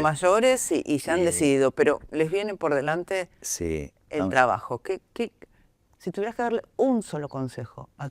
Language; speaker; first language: Spanish; native; Spanish